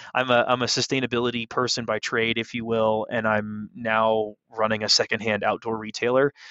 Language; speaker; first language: English; native; English